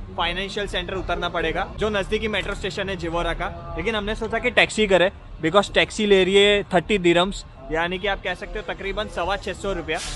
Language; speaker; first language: Hindi; native; Hindi